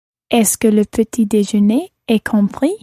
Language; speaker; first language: French; non-native, learner; English